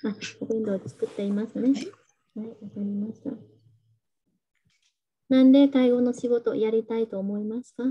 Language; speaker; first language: Japanese; non-native, fluent; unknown